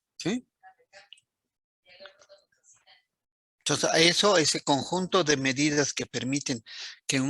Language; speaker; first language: Spanish; native; Spanish